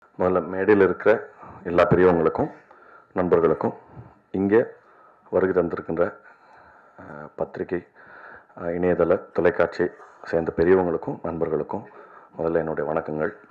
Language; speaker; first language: Tamil; native; Tamil